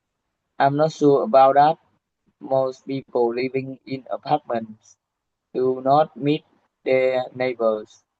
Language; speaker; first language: English; non-native, learner; Vietnamese